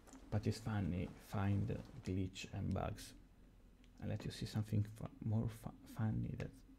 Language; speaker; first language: English; non-native, learner; Italian